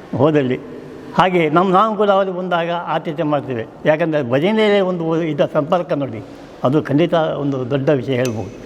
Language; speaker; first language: Kannada; non-native, local second language; Konkani